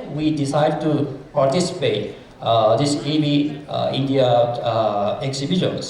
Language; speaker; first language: English; non-native, fluent; Japanese